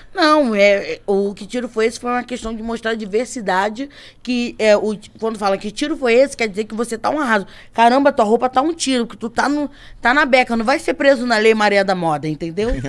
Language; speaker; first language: Portuguese; native; Portuguese